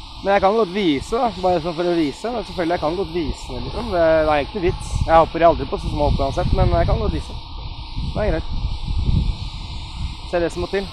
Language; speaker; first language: Norwegian; native; Norwegian